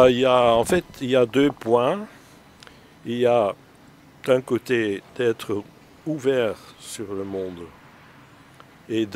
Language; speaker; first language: French; non-native, fluent; Dutch